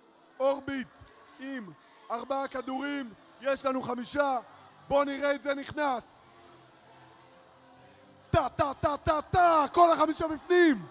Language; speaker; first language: Hebrew; native; Hebrew